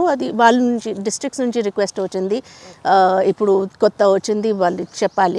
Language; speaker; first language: Telugu; non-native, fluent; Hindi